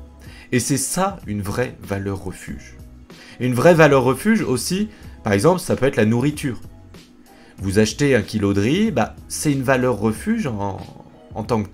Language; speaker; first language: French; native; French